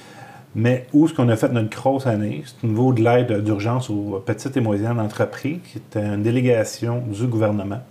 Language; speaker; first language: French; native; French